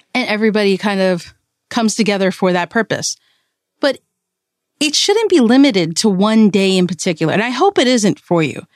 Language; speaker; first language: English; early bilingual, other home language; Malayalam